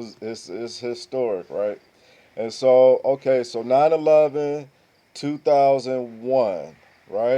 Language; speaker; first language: English; native; English